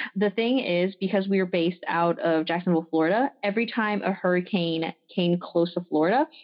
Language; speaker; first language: English; early bilingual, other home language; French